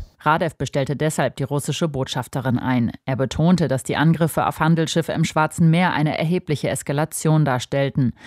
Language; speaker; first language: German; native; German